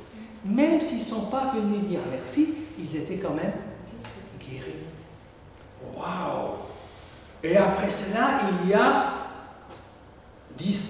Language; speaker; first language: French; native; French